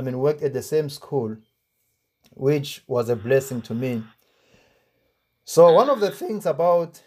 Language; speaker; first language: English; non-native, local second language; Tsonga